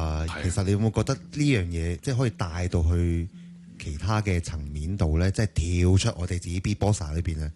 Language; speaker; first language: Cantonese; native; Cantonese